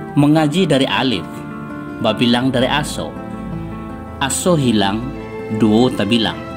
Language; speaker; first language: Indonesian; non-native, local second language; Minangkabau